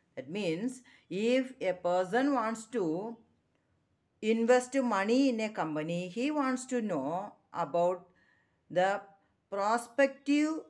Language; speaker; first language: English; non-native, local second language; Tamil